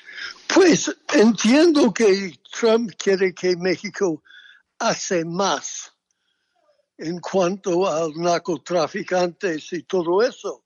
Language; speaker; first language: Spanish; non-native, fluent; English